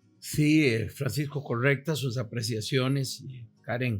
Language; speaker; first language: Spanish; native; Spanish